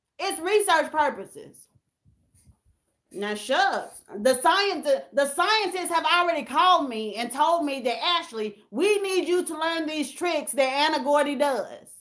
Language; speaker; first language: English; native; English